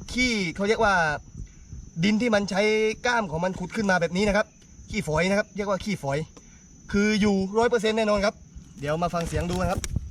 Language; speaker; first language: Thai; native; Thai